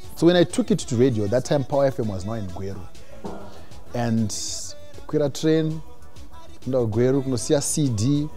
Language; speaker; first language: English; non-native, local second language; Shona